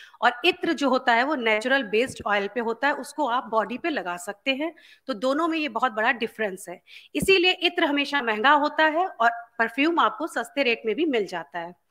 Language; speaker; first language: Hindi; native; Hindi